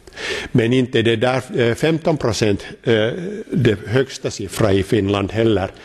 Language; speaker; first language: Swedish; non-native, local second language; Finnish